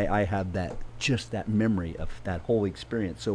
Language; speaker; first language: English; native; English